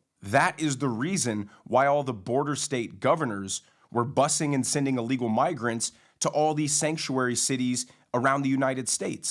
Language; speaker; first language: English; native; English